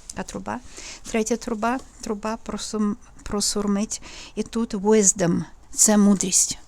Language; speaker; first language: Ukrainian; native; Ukrainian